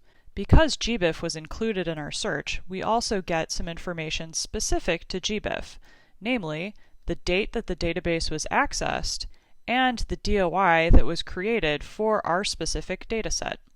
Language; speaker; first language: English; native; English